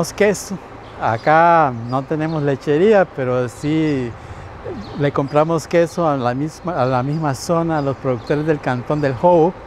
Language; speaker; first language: Spanish; native; Spanish